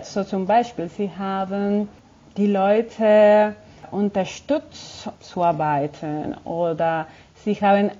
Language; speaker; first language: German; non-native, fluent; Spanish